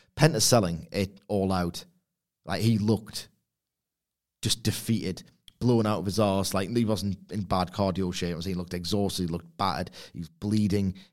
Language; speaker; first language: English; native; English